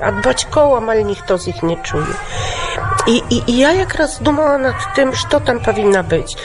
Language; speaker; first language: Polish; non-native, local second language; Belarusian